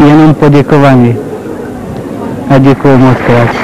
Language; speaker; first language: Czech; non-native, learner; Kurdish